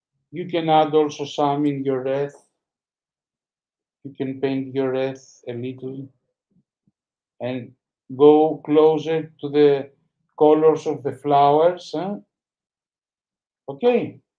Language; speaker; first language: English; non-native, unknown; Greek